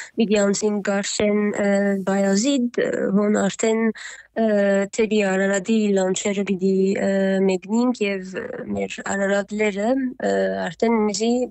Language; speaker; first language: Armenian; early bilingual, heritage; Armenian